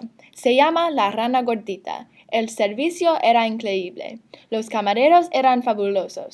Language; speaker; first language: Spanish; non-native, learner; English